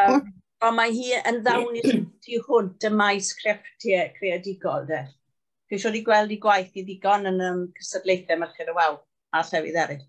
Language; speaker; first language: Welsh; native; Welsh